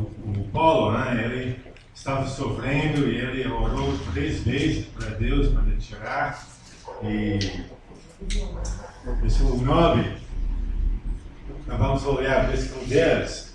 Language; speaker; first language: Portuguese; non-native, fluent; English